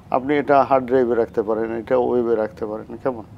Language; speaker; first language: Bangla; native; Bangla